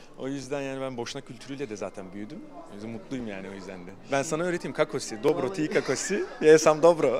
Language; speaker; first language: Turkish; native; Turkish